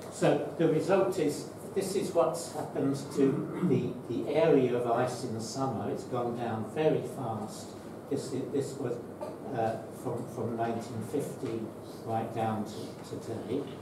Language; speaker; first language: English; native; English